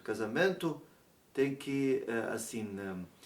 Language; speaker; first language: Portuguese; non-native, learner; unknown